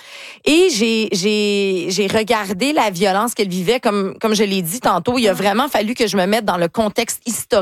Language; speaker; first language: French; native; French